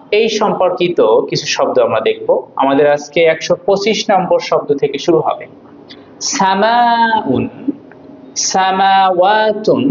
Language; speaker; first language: Bangla; native; Bangla